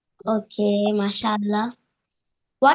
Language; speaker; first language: English; non-native, learner; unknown